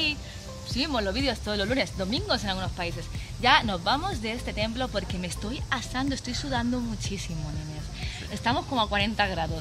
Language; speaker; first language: Spanish; native; Spanish